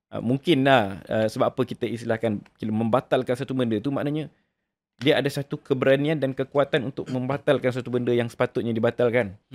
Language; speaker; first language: Malay; native; Malay